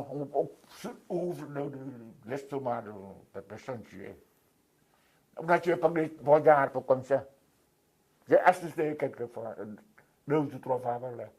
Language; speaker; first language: French; non-native, fluent; Vietnamese